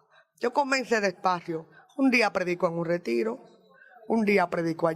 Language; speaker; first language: Spanish; native; Spanish